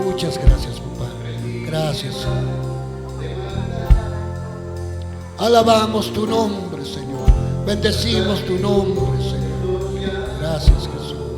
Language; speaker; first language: Spanish; native; Spanish